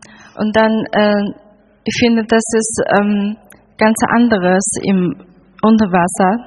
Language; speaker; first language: German; non-native, learner; Chinese